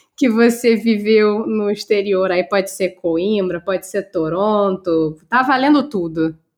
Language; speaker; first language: Portuguese; native; Portuguese